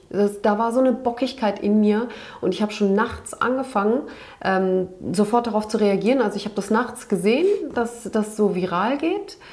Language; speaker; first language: German; early bilingual, other home language; Turkish